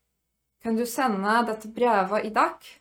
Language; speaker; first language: Norwegian; non-native, fluent; Polish